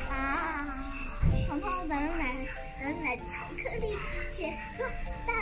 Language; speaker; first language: Chinese; native; Chinese